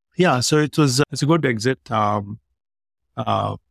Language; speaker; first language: English; non-native, local second language; Hindi